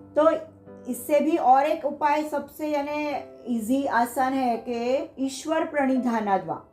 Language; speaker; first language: Hindi; non-native, local second language; Marathi